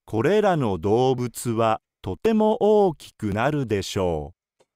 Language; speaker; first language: Japanese; native; Japanese